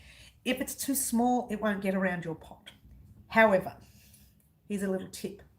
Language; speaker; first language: English; native; English